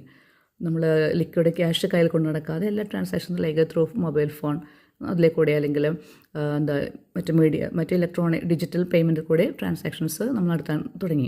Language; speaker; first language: Malayalam; native; Malayalam